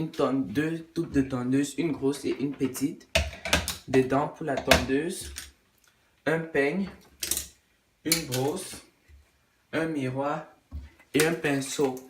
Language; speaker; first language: French; non-native, local second language; English